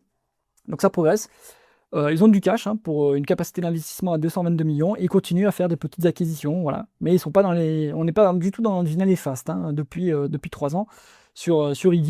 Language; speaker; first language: French; native; French